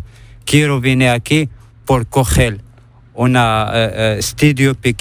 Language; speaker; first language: Spanish; non-native, learner; Arabic